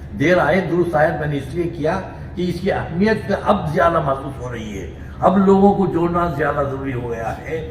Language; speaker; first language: Urdu; native; Urdu